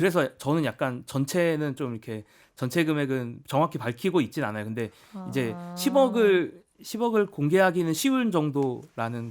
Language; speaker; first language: Korean; native; Korean